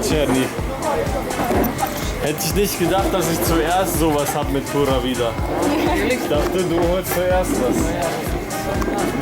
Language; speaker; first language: German; native; German